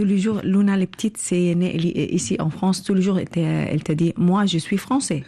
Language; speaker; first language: French; non-native, learner; Arabic